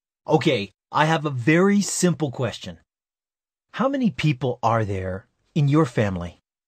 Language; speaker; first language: English; native; English